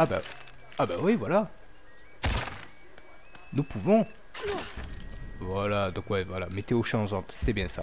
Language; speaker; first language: French; native; French